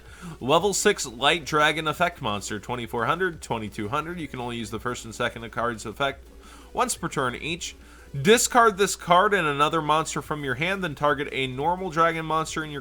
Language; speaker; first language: English; native; English